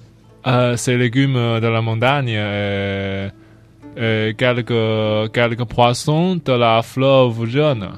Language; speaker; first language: French; non-native, learner; Chinese